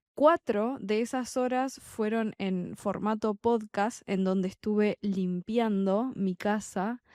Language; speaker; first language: Spanish; native; Spanish